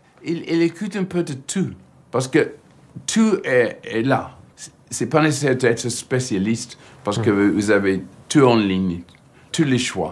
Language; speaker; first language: French; non-native, learner; English